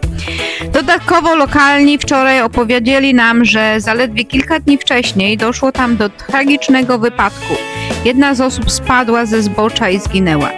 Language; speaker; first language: Polish; native; Polish